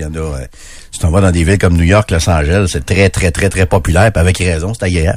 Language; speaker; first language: French; native; French